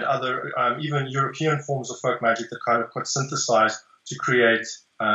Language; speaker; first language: English; native; English